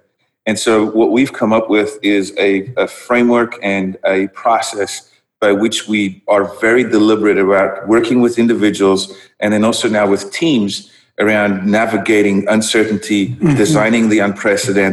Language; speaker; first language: English; non-native, local second language; Dutch